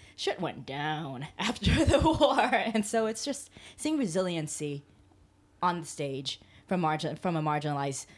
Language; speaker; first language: English; native; English